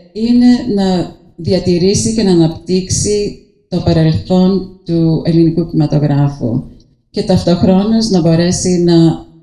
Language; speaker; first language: Greek; early bilingual, heritage; Greek